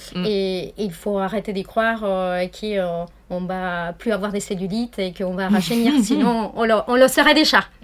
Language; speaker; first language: French; non-native, fluent; Spanish